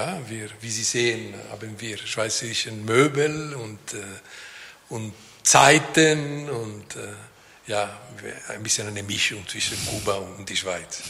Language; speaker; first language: German; non-native, local second language; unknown